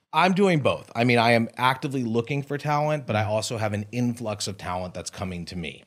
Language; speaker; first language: English; native; English